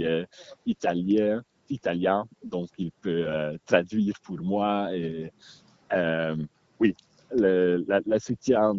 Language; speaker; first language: French; non-native, local second language; Dutch